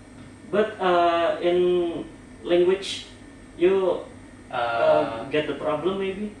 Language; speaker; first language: English; non-native, learner; Indonesian